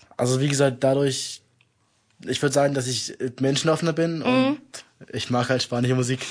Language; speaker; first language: German; native; German